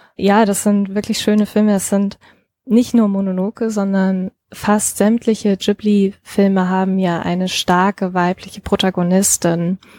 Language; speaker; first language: German; early bilingual, other home language; Japanese